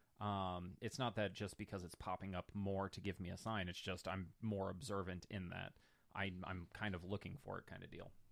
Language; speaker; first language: English; native; English